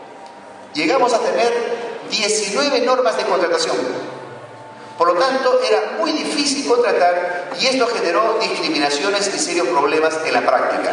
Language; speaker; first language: Spanish; native; Spanish